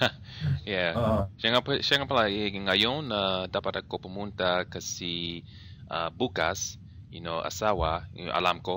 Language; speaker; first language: Filipino; non-native, learner; English